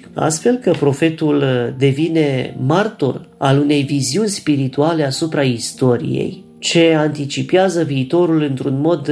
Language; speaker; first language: Romanian; native; Romanian